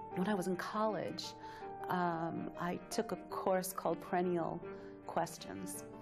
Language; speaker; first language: English; native; English